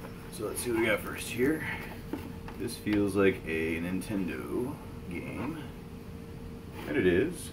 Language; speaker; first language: English; native; English